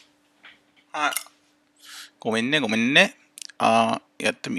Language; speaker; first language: Japanese; non-native, learner; English